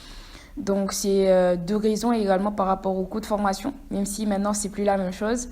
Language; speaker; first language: French; non-native, local second language; Wolof